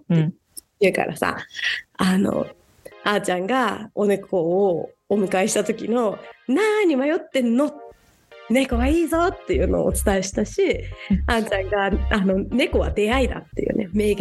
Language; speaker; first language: Japanese; native; Japanese